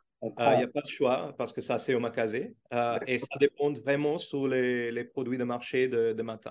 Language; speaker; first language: French; non-native, learner; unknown